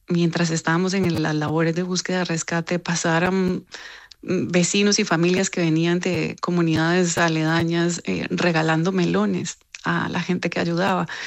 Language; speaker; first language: Spanish; native; Spanish